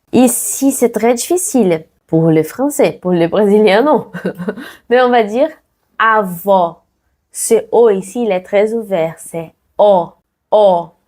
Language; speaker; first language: French; non-native, fluent; Portuguese